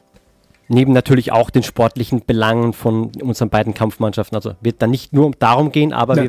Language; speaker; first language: German; native; German